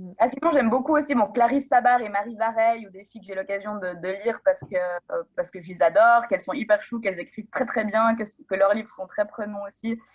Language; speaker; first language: French; native; French